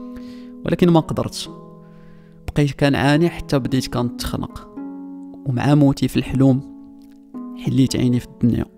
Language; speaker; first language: Arabic; native; Arabic